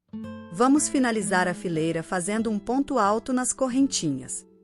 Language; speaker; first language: Portuguese; native; Portuguese